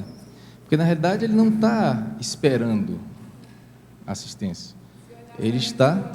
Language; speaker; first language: Portuguese; native; Portuguese